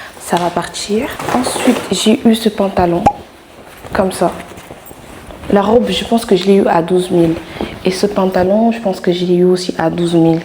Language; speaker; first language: French; non-native, local second language; Wolof